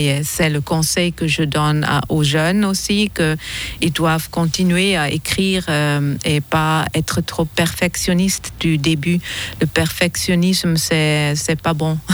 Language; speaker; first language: French; non-native, fluent; German